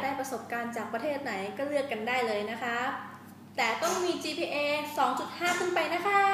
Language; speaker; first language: Thai; native; Thai